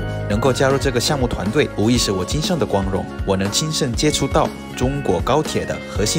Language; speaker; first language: Chinese; non-native, fluent; Indonesian